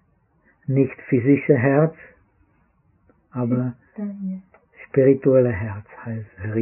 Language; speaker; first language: German; non-native, fluent; Czech